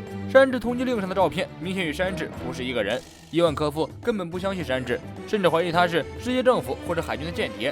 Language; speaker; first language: Chinese; native; Chinese